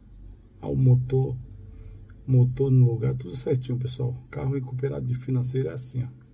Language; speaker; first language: Portuguese; native; Portuguese